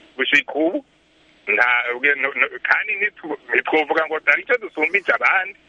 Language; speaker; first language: Rundi; native; Rundi